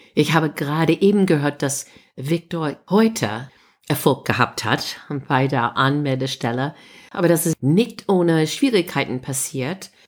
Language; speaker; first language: German; non-native, fluent; English